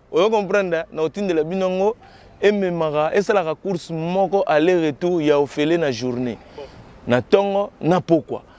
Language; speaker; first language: Lingala; native; Lingala